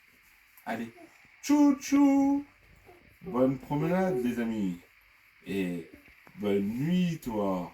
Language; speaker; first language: French; native; French